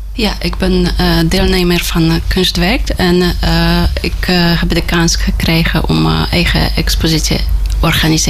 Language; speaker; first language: Dutch; non-native, learner; Polish